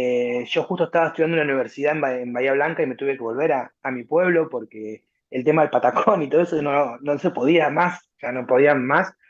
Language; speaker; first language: Spanish; native; Spanish